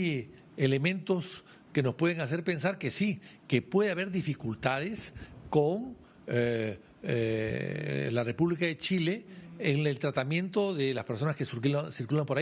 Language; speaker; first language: Spanish; native; Spanish